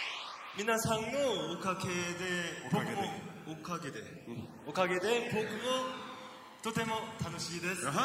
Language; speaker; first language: Japanese; non-native, learner; Korean